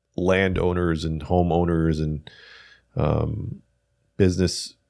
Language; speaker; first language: English; native; English